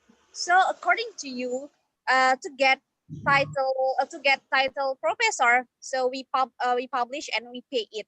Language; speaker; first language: English; non-native, learner; Indonesian